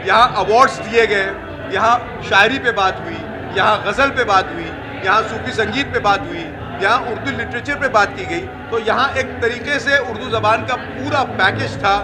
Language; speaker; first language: Hindi; native; Hindi